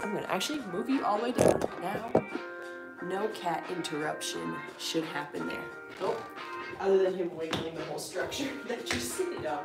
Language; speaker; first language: English; native; English